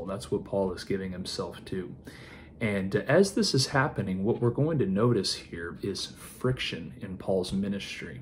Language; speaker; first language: English; native; English